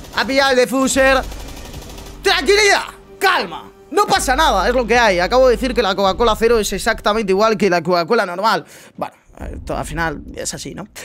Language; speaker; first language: Spanish; native; Spanish